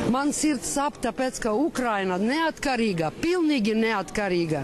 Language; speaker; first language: Latvian; non-native, learner; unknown